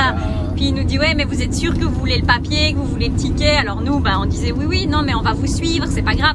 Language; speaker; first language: French; native; French